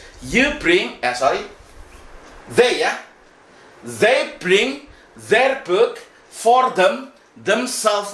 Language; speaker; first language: English; non-native, fluent; Indonesian